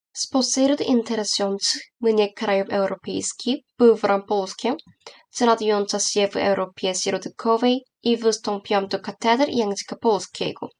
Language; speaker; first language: Polish; non-native, learner; Korean